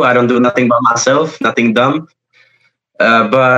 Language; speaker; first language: English; non-native, fluent; Polish